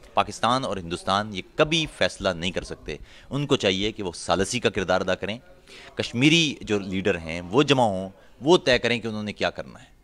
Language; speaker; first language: Urdu; non-native, local second language; Punjabi